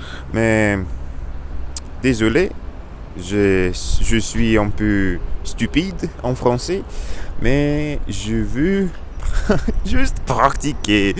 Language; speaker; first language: French; non-native, learner; Russian